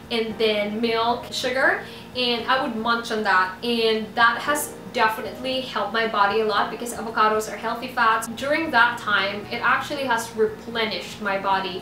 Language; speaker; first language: English; non-native, local second language; Filipino